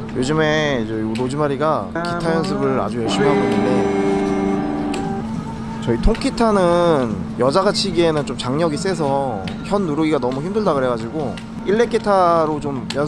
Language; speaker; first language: Korean; native; Korean